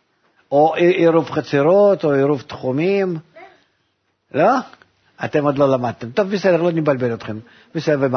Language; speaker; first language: Hebrew; non-native, fluent; Russian